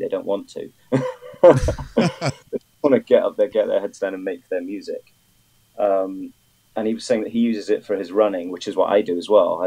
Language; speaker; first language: English; native; English